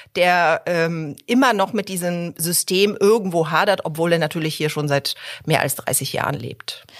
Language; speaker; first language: German; early bilingual, other home language; Polish